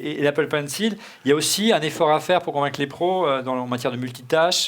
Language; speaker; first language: French; native; French